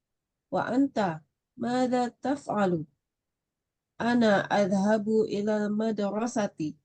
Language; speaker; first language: Arabic; non-native, learner; Indonesian